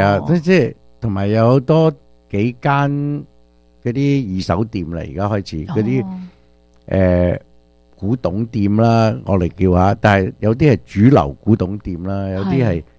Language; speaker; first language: Chinese; early bilingual, other home language; Cantonese